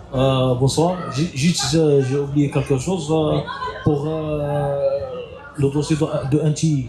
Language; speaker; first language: French; non-native, learner; Arabic